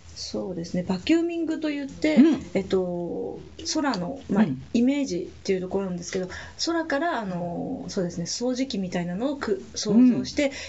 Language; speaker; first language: Japanese; native; Japanese